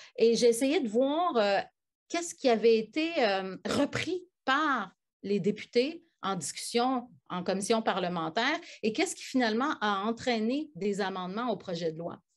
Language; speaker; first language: French; native; French